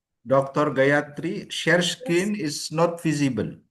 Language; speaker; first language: English; non-native, learner; Indonesian